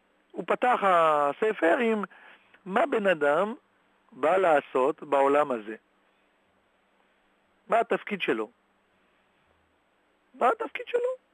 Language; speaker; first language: Hebrew; non-native, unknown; French